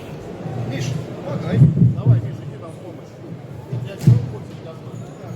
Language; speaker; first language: Russian; native; Russian